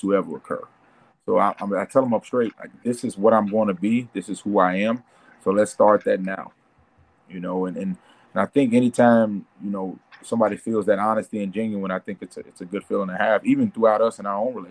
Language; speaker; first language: English; native; English